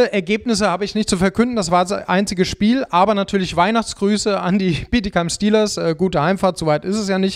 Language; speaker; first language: German; native; German